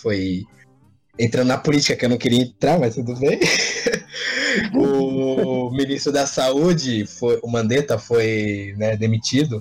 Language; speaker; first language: Portuguese; native; Portuguese